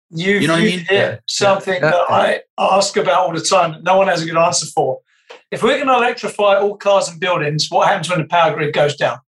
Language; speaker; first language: English; native; English